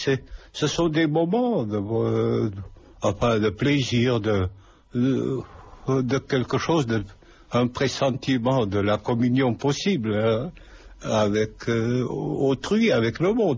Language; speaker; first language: French; non-native, fluent; Lithuanian